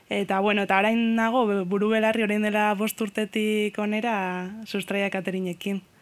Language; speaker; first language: Basque; non-native, fluent; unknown